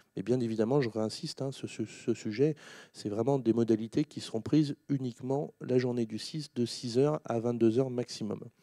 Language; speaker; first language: French; native; French